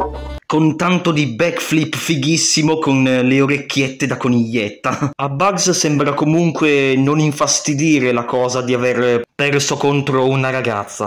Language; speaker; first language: Italian; native; Italian